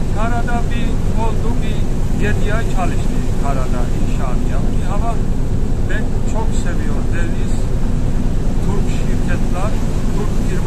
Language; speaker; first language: Turkish; non-native, learner; Georgian